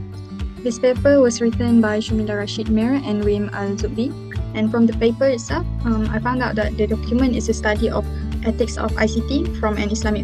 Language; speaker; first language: English; non-native, local second language; Malay